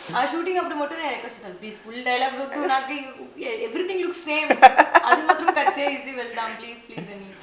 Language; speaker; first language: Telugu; non-native, learner; Tamil